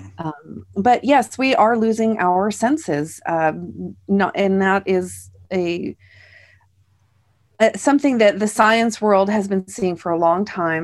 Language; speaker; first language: English; native; English